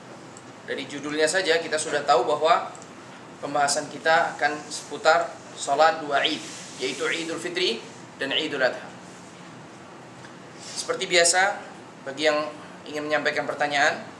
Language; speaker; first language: Indonesian; native; Indonesian